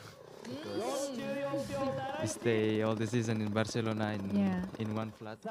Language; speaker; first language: English; non-native, fluent; Japanese